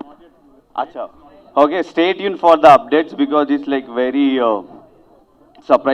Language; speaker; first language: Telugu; non-native, local second language; Hindi